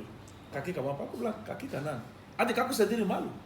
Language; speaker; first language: Indonesian; non-native, fluent; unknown